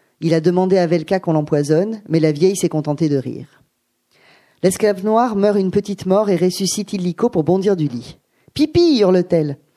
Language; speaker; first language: French; native; French